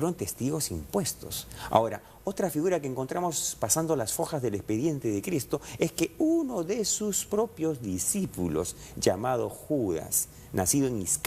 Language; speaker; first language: Spanish; native; Spanish